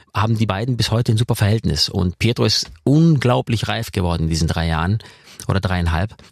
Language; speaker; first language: German; native; German